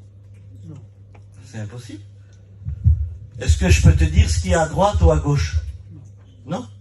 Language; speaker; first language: French; native; French